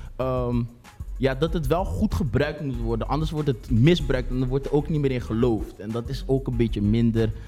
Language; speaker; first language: Dutch; native; Dutch